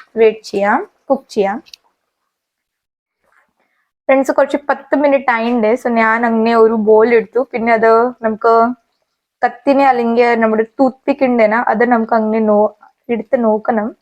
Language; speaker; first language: Malayalam; non-native, learner; Hindi